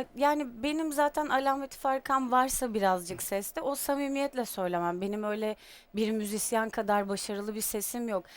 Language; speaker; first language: Turkish; native; Turkish